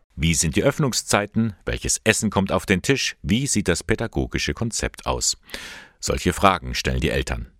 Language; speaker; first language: German; native; German